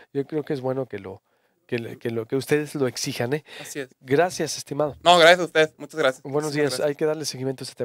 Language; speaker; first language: Spanish; native; Spanish